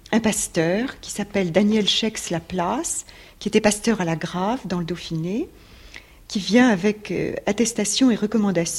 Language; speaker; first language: French; native; French